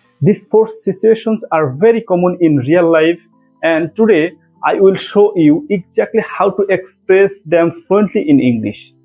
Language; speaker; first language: English; non-native, local second language; Bangla